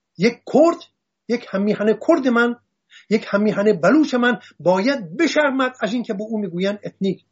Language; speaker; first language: Persian; non-native, local second language; Assyrian Neo-Aramaic